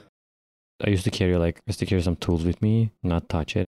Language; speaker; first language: English; non-native, fluent; Turkish